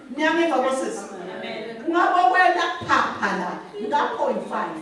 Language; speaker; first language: Zulu; non-native, local second language; Swati